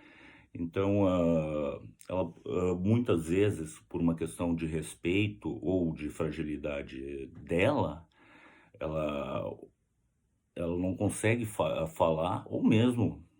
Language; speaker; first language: Portuguese; native; Portuguese